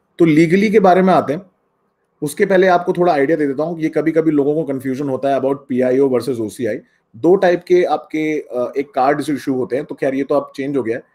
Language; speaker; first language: Hindi; native; Hindi